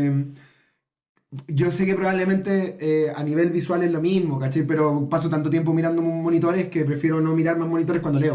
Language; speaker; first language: Spanish; native; Spanish